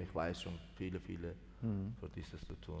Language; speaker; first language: German; non-native, learner; Persian